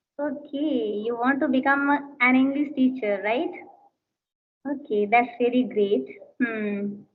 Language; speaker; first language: English; non-native, learner; Hindi